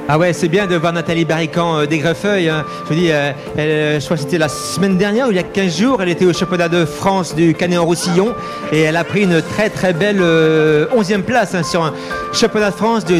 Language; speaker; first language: French; native; French